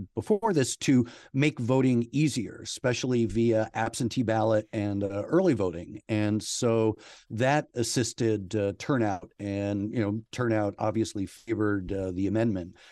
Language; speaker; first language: English; native; English